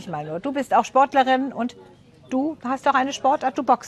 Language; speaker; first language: German; native; German